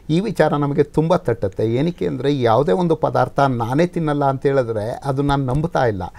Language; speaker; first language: Kannada; native; Kannada